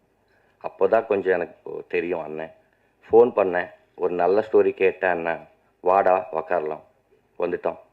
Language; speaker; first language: Tamil; non-native, learner; Telugu